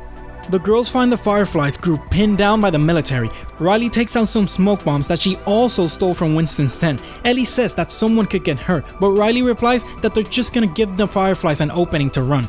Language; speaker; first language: English; native; English